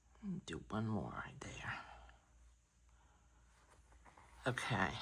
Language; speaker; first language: English; native; English